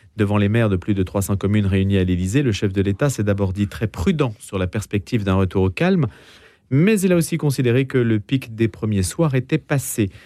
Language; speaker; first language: French; native; French